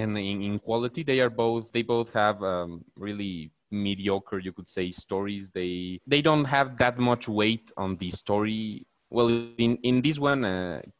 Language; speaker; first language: English; non-native, fluent; Spanish